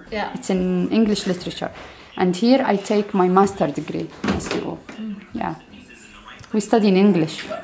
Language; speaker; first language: English; non-native, fluent; Arabic